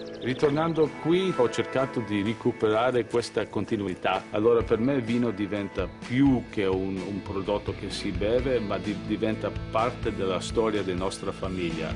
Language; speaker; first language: Italian; early bilingual, heritage; Italian